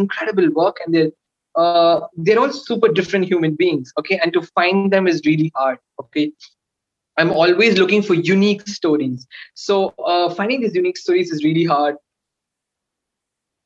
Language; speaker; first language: English; non-native, local second language; Tamil